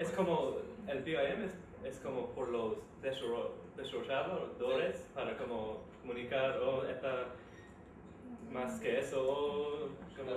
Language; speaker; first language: Spanish; non-native, learner; English